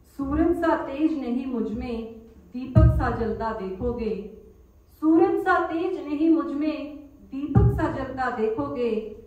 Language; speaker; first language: Hindi; native; Hindi